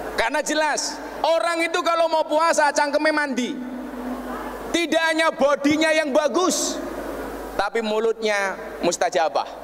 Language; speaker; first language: Indonesian; non-native, local second language; Javanese